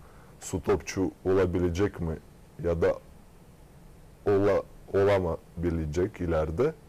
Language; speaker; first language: Turkish; non-native, fluent; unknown